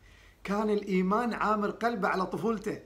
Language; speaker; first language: Arabic; native; Arabic